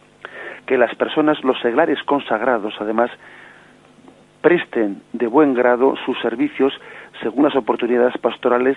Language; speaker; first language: Spanish; native; Spanish